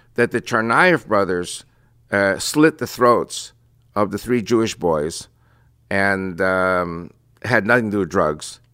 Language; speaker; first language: English; early bilingual, other home language; Spanish